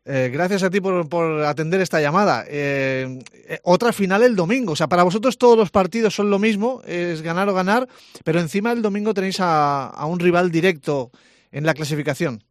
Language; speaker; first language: Spanish; native; Spanish